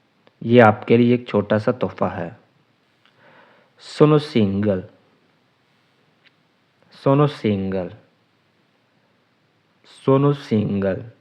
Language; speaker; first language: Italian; non-native, learner; Urdu